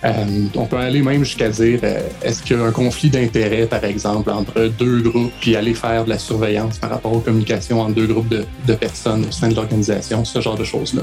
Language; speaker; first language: French; native; French